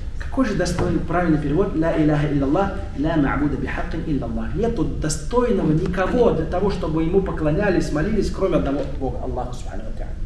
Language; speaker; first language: Russian; non-native, local second language; Tatar